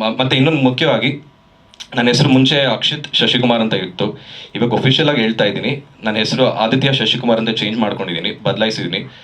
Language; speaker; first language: Kannada; native; Kannada